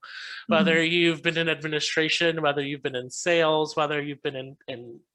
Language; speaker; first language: English; native; English